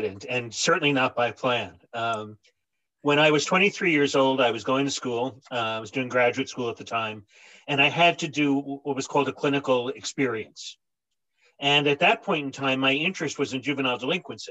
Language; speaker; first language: English; native; English